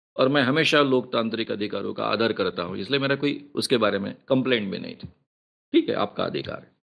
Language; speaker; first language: Hindi; non-native, local second language; Marathi